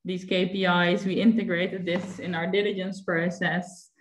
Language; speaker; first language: English; non-native, fluent; Dutch